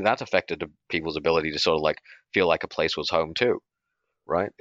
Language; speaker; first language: English; native; English